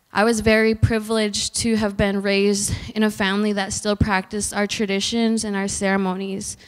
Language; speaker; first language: English; native; English